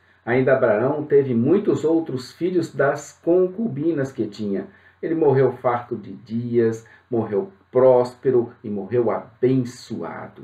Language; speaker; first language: Portuguese; native; Portuguese